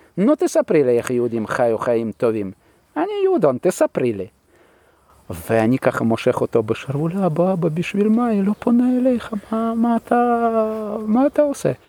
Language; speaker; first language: Hebrew; non-native, fluent; Russian